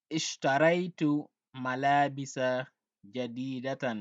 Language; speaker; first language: Arabic; non-native, fluent; Wolof